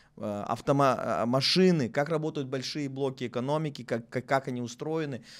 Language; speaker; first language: Russian; native; Russian